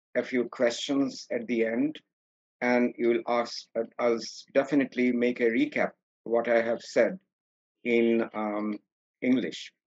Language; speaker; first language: English; non-native, local second language; Sylheti